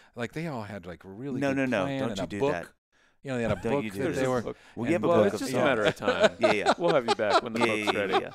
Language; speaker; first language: English; native; English